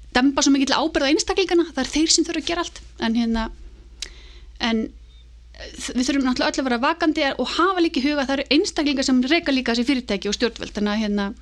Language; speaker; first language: Icelandic; native; Icelandic